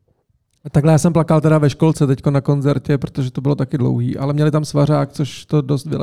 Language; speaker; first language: Czech; native; Czech